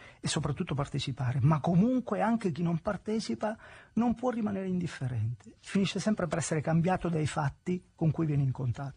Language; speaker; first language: Italian; native; Italian